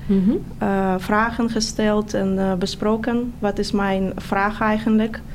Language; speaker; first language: Dutch; non-native, fluent; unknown